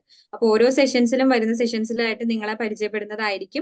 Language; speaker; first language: Malayalam; native; Malayalam